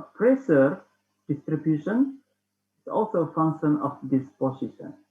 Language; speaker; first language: English; non-native, fluent; Indonesian